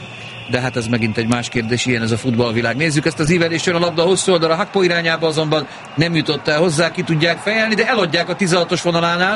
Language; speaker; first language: Hungarian; native; Hungarian